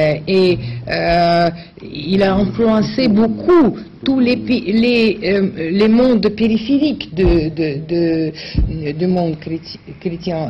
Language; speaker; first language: French; non-native, fluent; Russian